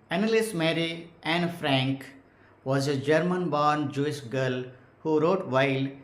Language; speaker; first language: English; non-native, local second language; Telugu